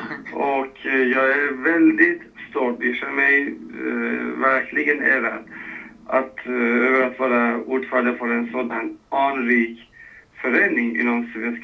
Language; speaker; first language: Swedish; non-native, fluent; Persian